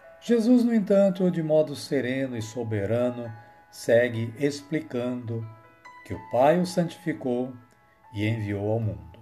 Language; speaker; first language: Portuguese; native; Portuguese